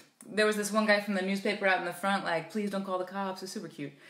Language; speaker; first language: English; native; English